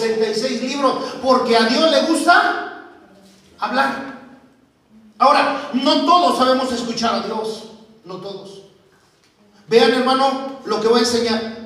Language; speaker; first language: Spanish; native; Spanish